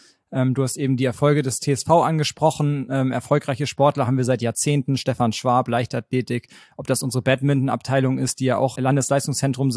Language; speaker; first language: German; native; German